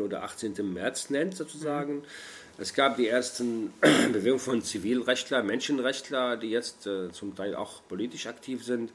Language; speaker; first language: German; non-native, fluent; Arabic